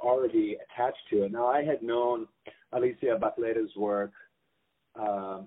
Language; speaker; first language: English; native; English